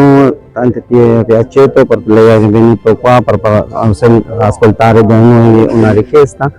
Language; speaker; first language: Italian; non-native, learner; Urdu